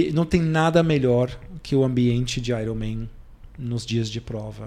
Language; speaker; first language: Portuguese; non-native, fluent; Dutch